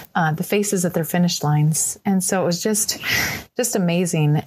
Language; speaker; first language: English; native; English